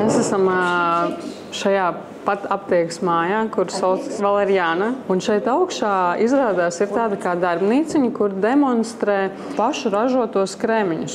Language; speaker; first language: Latvian; native; Latvian